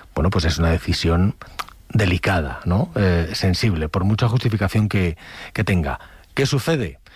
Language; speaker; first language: Spanish; native; Spanish